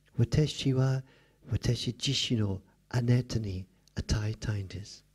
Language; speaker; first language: Japanese; non-native, fluent; English